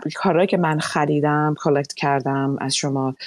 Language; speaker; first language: Persian; early bilingual, other home language; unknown